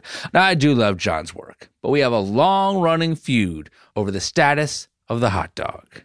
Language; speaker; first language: English; native; English